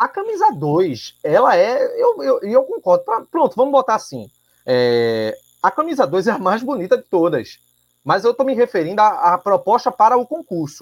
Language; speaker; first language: Portuguese; native; Portuguese